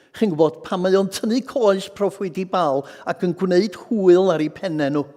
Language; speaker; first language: Welsh; native; Welsh